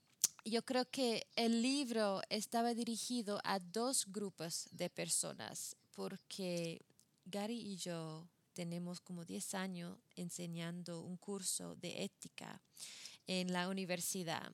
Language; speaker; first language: Spanish; non-native, fluent; English